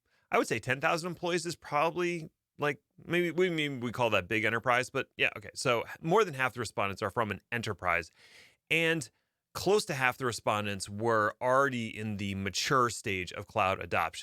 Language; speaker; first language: English; native; English